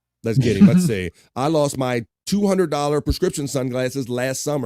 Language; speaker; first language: English; native; English